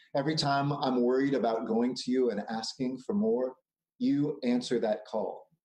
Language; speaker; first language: English; native; English